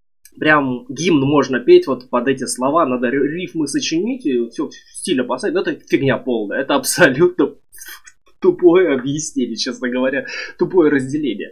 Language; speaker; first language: Russian; native; Russian